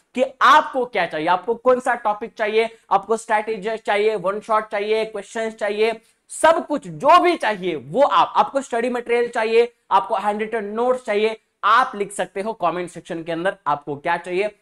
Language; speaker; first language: Hindi; non-native, local second language; Marathi